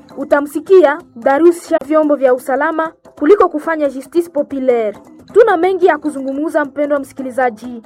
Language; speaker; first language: Swahili; non-native, local second language; Nande